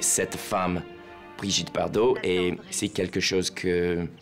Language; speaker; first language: French; non-native, learner; English